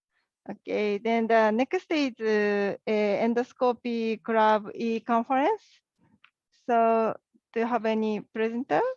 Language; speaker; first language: English; non-native, learner; Japanese